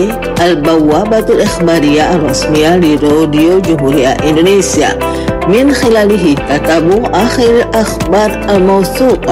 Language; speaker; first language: Arabic; non-native, fluent; Indonesian